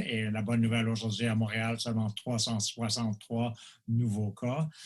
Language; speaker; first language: French; non-native, local second language; English